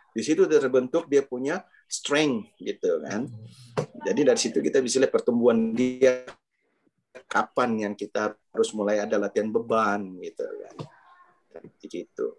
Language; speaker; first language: Indonesian; native; Indonesian